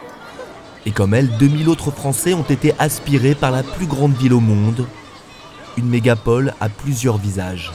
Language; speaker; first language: French; native; French